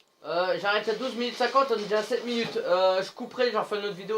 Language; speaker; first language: French; native; French